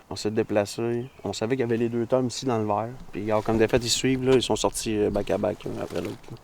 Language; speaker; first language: French; native; French